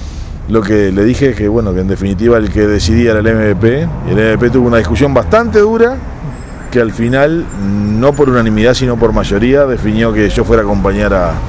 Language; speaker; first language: Spanish; native; Spanish